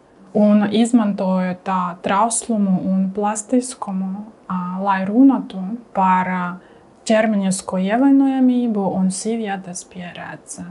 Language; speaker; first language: Latvian; non-native, learner; Russian